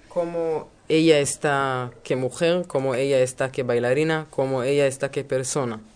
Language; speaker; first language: Spanish; non-native, learner; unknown